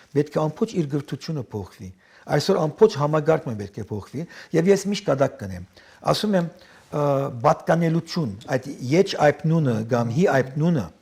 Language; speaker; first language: Armenian; early bilingual, heritage; Armenian